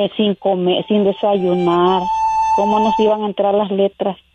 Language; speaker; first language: Spanish; native; Spanish